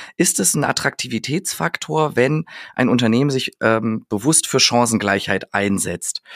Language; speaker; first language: German; native; German